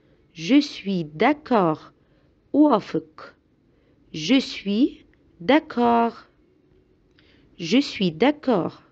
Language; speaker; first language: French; non-native, fluent; Arabic